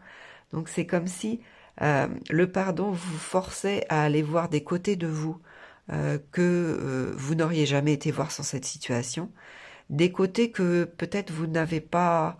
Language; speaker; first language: French; native; French